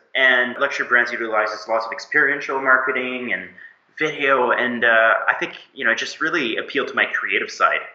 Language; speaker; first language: English; native; English